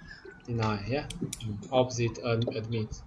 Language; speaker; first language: English; non-native, learner; Vietnamese